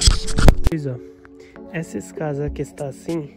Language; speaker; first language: Portuguese; non-native, learner; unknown